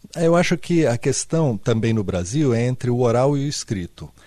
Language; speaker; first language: Portuguese; native; Portuguese